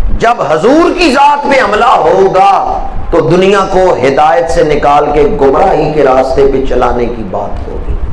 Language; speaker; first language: Urdu; non-native, local second language; Punjabi